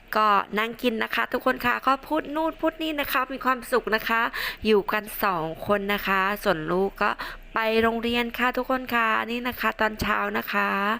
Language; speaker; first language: Thai; non-native, local second language; Northern Khmer